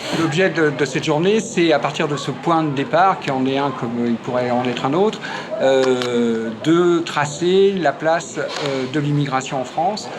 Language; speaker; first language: French; native; French